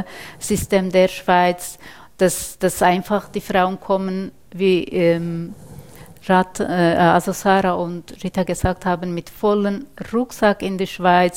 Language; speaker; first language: German; non-native, fluent; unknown